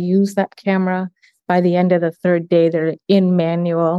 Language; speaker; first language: English; early bilingual, other home language; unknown